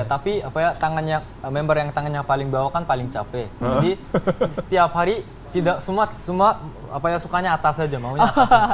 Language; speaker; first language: Indonesian; early bilingual, heritage; Indonesian